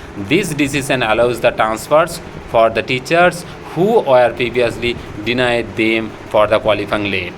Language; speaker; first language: English; non-native, local second language; Bangla